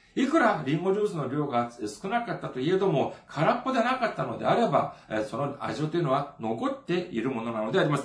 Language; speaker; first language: Japanese; non-native, fluent; Korean